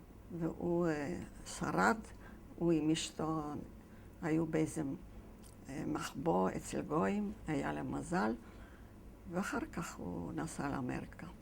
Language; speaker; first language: Hebrew; non-native, fluent; Yiddish